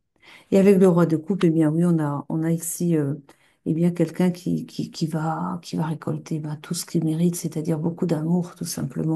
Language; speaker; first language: French; native; French